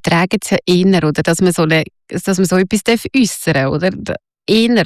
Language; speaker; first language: German; native; German